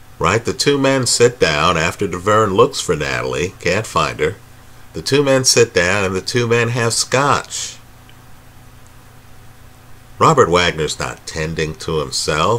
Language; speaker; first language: English; native; English